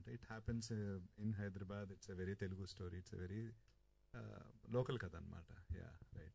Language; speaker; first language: Telugu; native; Telugu